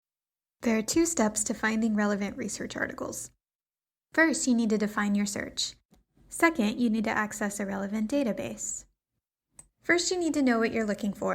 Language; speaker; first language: English; native; English